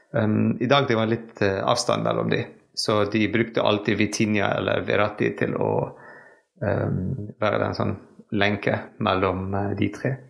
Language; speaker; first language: Norwegian; non-native, fluent; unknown